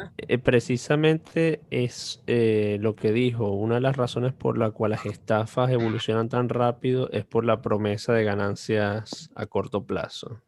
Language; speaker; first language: Spanish; native; Spanish